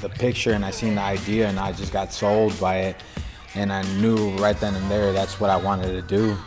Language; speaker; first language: English; early bilingual, other home language; Spanish